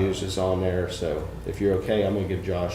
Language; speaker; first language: English; native; English